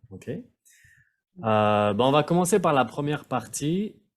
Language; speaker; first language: French; native; French